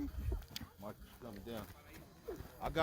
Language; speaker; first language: English; native; English